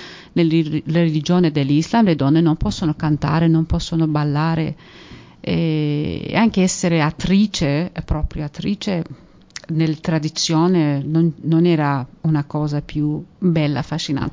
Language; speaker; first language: Italian; non-native, fluent; Persian